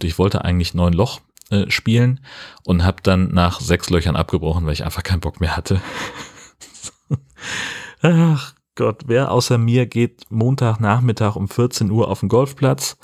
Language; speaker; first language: German; native; German